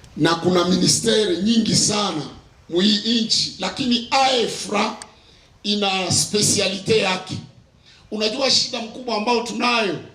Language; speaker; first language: Swahili; non-native, local second language; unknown